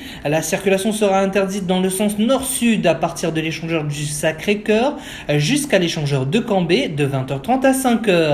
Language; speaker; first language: French; native; French